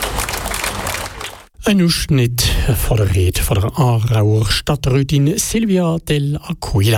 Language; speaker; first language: German; native; German